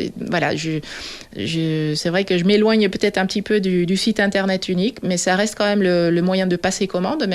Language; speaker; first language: French; non-native, fluent; Dutch